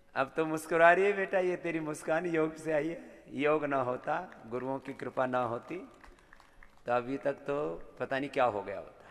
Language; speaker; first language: Hindi; native; Hindi